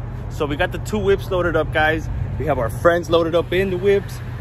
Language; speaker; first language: English; early bilingual, other home language; Spanish